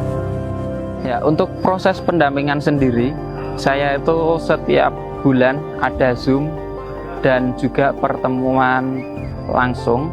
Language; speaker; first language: Indonesian; non-native, local second language; Javanese